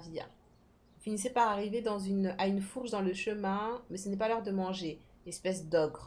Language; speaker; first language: French; native; French